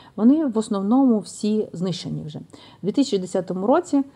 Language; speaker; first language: Ukrainian; native; Ukrainian